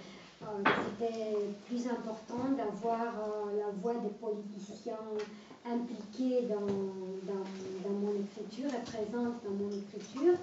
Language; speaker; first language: French; non-native, fluent; Romanian